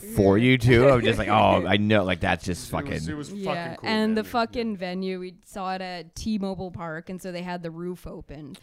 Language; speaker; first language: English; native; English